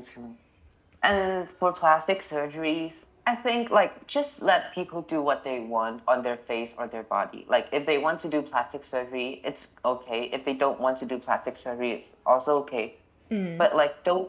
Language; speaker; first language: English; non-native, local second language; Cantonese